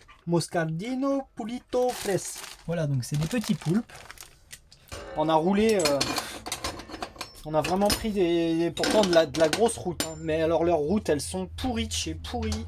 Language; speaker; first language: French; native; French